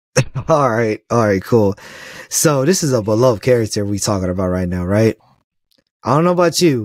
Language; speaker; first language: English; native; English